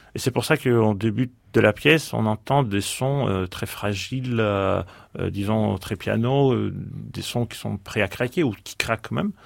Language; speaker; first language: French; non-native, fluent; Greek